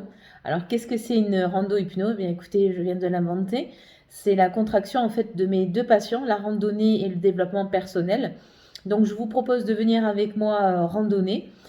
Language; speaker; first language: French; native; French